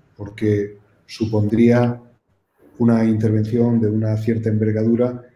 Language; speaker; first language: Spanish; native; Spanish